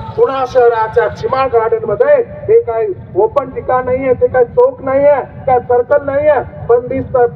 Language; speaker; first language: Marathi; non-native, local second language; Lambadi